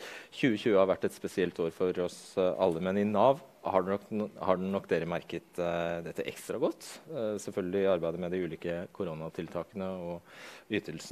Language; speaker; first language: Norwegian; native; Norwegian